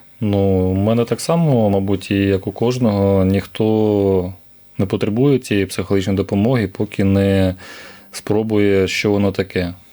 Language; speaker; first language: Ukrainian; native; Ukrainian